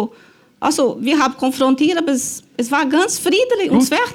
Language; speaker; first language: German; non-native, learner; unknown